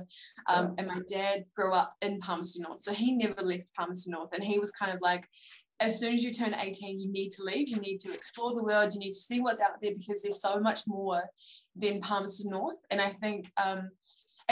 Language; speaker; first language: English; native; English